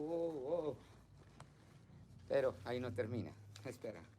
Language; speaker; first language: Spanish; native; Spanish